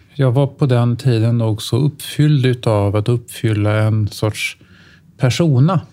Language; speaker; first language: Swedish; native; Swedish